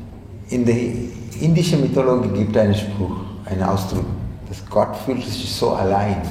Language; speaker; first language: German; non-native, fluent; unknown